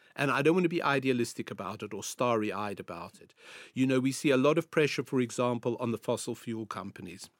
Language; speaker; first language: English; native; English